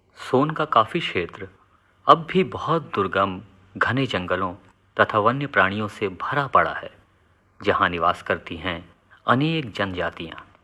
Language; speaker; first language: Hindi; native; Hindi